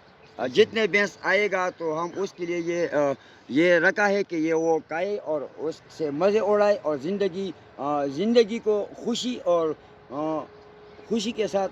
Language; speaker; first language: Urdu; non-native, local second language; Pashto